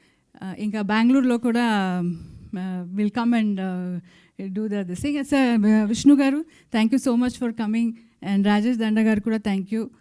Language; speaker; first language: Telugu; non-native, local second language; Kannada